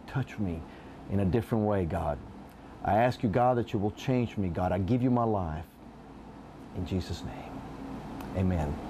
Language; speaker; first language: English; native; English